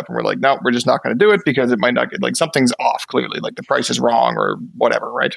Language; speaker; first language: English; native; English